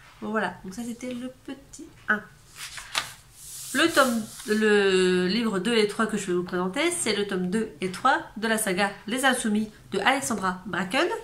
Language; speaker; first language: French; native; French